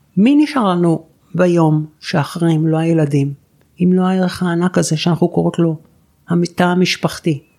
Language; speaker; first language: Hebrew; native; Hebrew